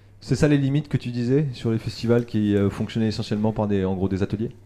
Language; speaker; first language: French; native; French